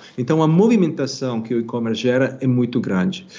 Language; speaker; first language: Portuguese; non-native, fluent; Italian